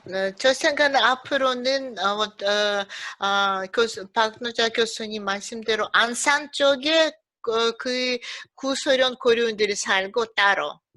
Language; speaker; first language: Korean; early bilingual, heritage; Russian